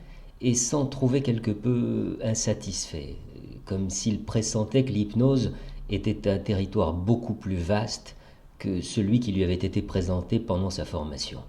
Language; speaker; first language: French; native; French